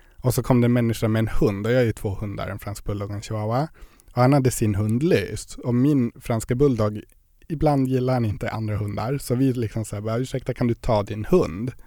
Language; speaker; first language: Swedish; native; Swedish